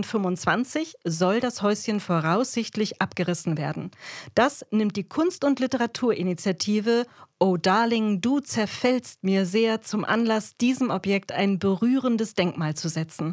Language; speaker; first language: German; native; German